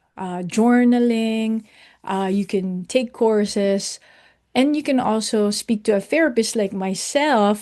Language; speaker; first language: English; non-native, local second language; Filipino